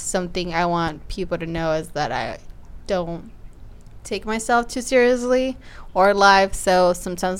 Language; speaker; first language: English; early bilingual, other home language; Spanish